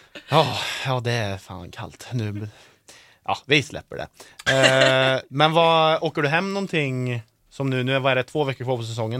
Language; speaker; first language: Swedish; native; Swedish